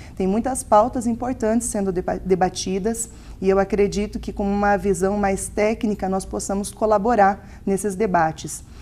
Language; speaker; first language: Portuguese; native; Portuguese